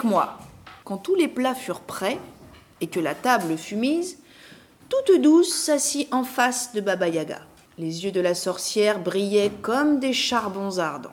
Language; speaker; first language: French; native; French